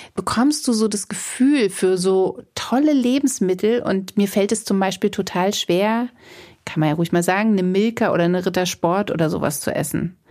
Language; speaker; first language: German; native; German